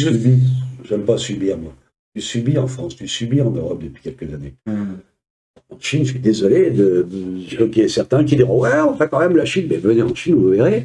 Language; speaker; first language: French; native; French